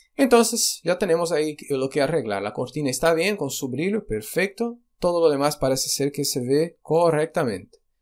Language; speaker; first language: Spanish; non-native, fluent; Portuguese